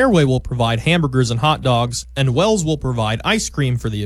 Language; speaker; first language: English; native; English